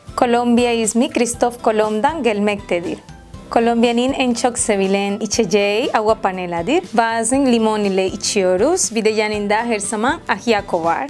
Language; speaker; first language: Turkish; non-native, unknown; Spanish